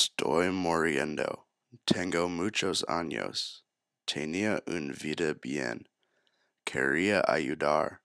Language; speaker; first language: Spanish; non-native, learner; English